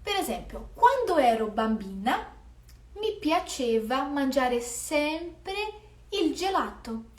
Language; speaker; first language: Italian; non-native, fluent; Portuguese